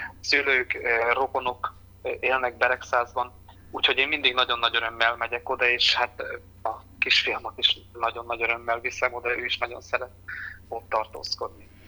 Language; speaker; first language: Hungarian; native; Hungarian